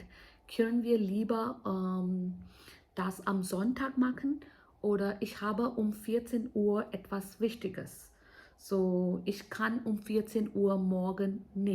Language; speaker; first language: German; non-native, fluent; Hindi